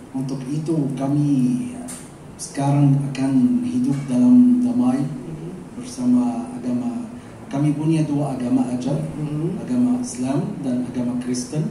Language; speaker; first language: Indonesian; non-native, local second language; Arabic